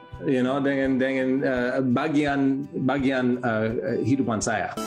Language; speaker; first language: Indonesian; non-native, learner; English